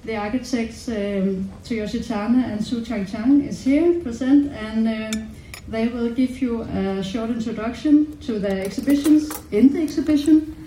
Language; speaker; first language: English; non-native, fluent; Danish